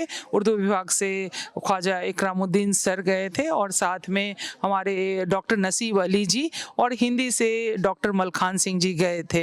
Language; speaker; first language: Hindi; native; Hindi